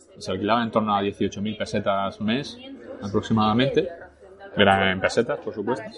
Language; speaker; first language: Spanish; early bilingual, other home language; French